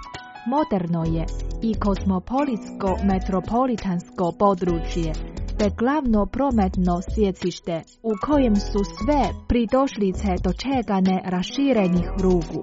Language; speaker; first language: Croatian; native; Croatian